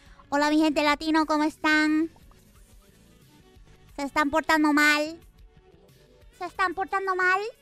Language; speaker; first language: Spanish; early bilingual, other home language; English